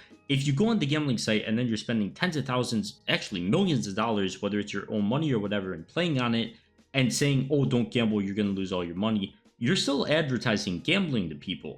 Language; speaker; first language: English; native; English